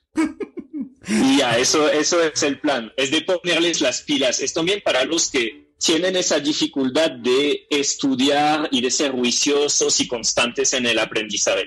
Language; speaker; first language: Spanish; non-native, fluent; French